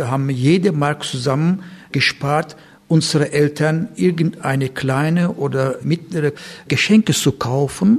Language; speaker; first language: German; non-native, fluent; Turkish